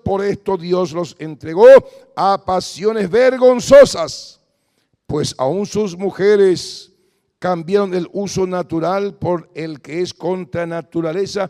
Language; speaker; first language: Spanish; native; Spanish